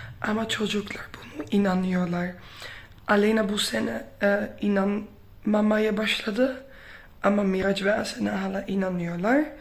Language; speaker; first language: Turkish; non-native, fluent; Dutch